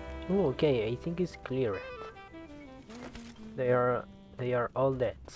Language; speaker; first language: English; non-native, fluent; Spanish